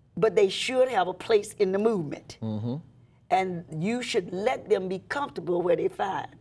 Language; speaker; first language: English; native; English